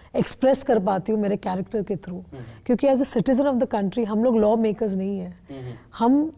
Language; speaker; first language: Hindi; non-native, local second language; Bangla